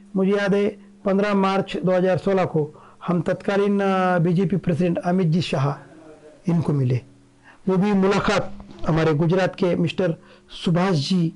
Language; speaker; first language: Hindi; non-native, local second language; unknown